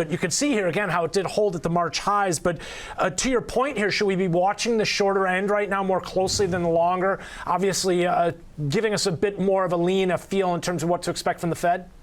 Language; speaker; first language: English; native; English